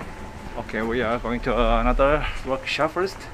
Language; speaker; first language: English; non-native, fluent; Korean